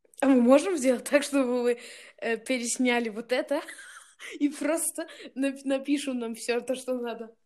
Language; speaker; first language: Russian; early bilingual, heritage; Russian